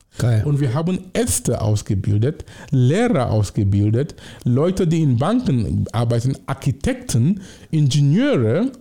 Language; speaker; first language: German; non-native, fluent; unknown